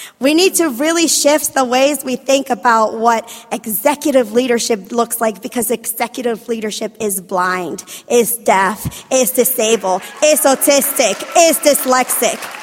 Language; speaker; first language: English; native; English